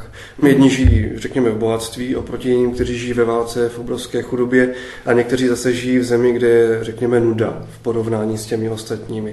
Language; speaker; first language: Czech; native; Czech